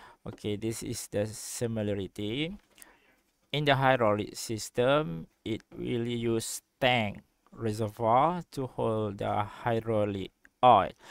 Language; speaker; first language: English; non-native, local second language; Malay